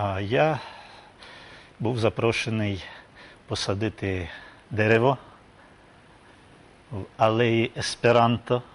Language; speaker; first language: Ukrainian; non-native, local second language; Russian